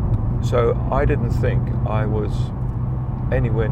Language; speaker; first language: English; native; English